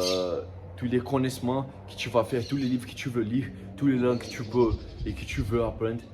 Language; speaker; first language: French; non-native, learner; Portuguese